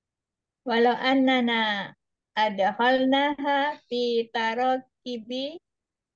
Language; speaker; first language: Arabic; non-native, learner; Indonesian